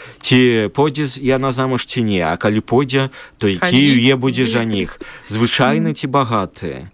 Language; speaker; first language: Belarusian; native; Belarusian